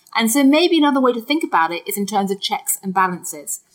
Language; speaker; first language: English; native; English